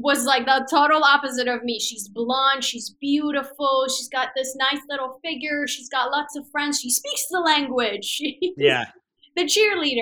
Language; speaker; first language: English; non-native, fluent; Persian